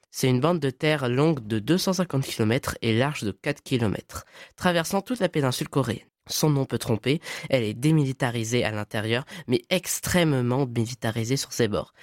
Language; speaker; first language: French; native; French